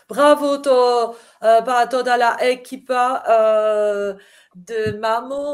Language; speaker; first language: Spanish; non-native, fluent; French